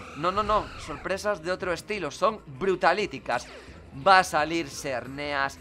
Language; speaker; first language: Spanish; native; Spanish